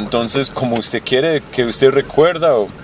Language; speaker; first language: Spanish; non-native, learner; English